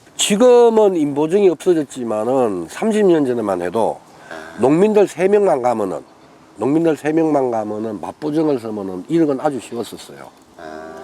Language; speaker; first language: Korean; native; Korean